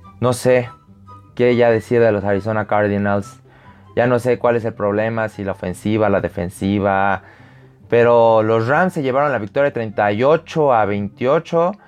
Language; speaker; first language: Spanish; native; Spanish